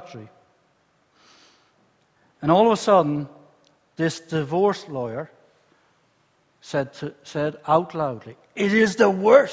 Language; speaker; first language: English; native; English